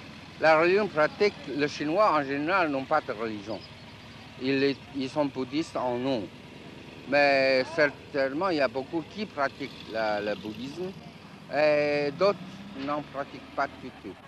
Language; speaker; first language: French; non-native, fluent; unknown